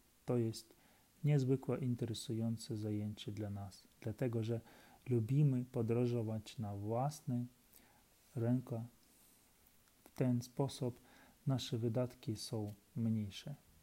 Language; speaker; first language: Polish; non-native, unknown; Ukrainian